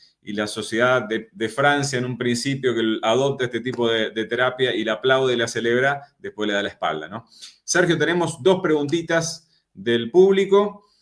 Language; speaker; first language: Spanish; native; Spanish